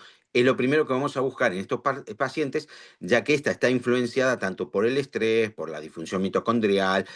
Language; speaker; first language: Spanish; native; Spanish